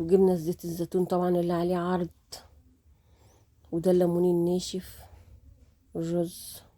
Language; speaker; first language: Arabic; native; Arabic